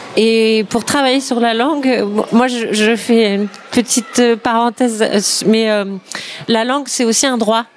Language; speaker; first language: French; native; French